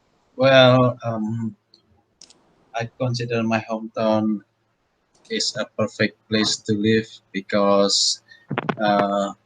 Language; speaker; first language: English; non-native, learner; Indonesian